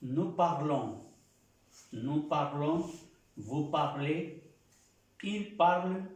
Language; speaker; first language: French; non-native, fluent; Spanish